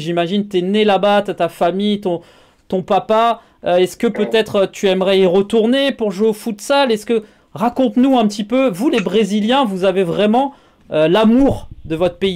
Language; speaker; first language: French; native; French